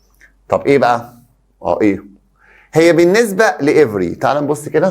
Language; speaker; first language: Arabic; native; Arabic